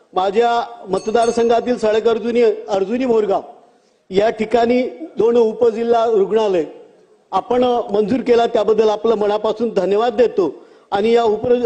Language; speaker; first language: Marathi; native; Marathi